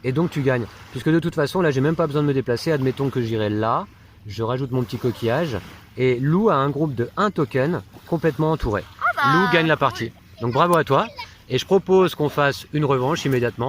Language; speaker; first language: French; native; French